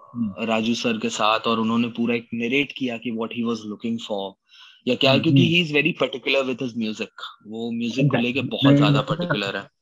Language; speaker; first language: Hindi; native; Hindi